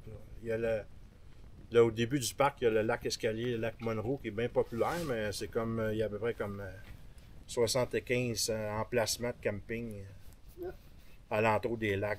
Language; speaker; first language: French; native; French